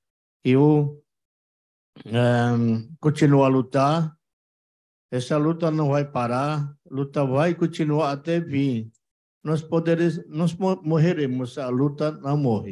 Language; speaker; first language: Portuguese; non-native, local second language; Yanomámi